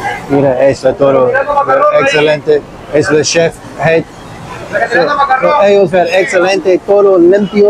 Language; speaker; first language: Spanish; non-native, learner; English